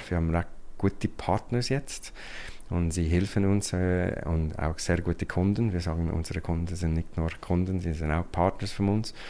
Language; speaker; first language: German; non-native, learner; English